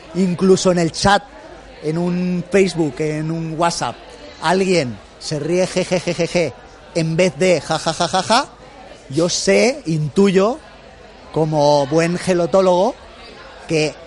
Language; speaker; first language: Spanish; native; Spanish